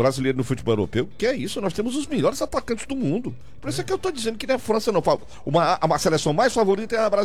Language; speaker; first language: Portuguese; native; Portuguese